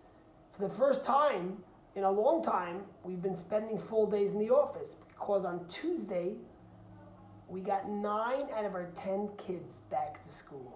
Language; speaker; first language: English; native; English